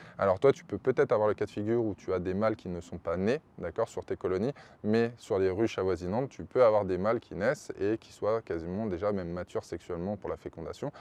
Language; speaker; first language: French; native; French